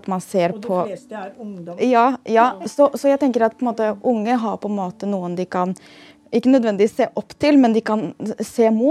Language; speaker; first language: Norwegian; native; Norwegian